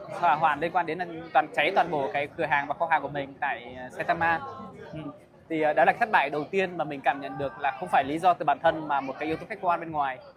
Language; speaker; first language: Vietnamese; native; Vietnamese